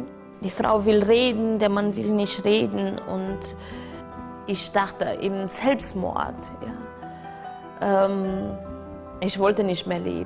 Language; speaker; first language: German; non-native, fluent; Portuguese